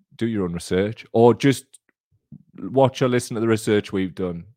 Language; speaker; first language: English; native; English